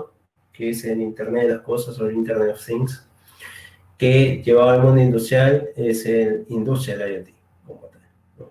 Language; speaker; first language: Spanish; native; Spanish